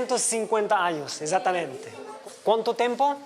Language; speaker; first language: Spanish; non-native, learner; French